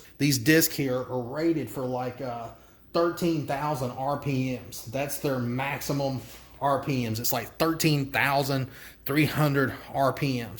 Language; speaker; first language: English; native; English